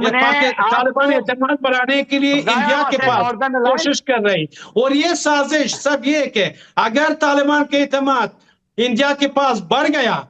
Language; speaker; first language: Hindi; non-native, fluent; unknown